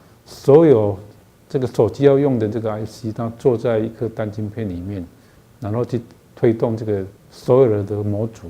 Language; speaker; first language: Chinese; native; Chinese